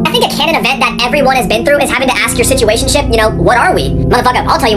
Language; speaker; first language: English; native; English